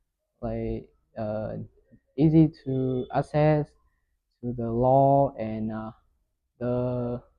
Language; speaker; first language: English; non-native, learner; Vietnamese